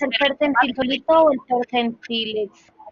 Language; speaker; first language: Spanish; native; Spanish